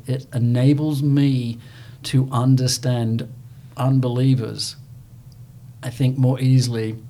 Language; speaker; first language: English; native; English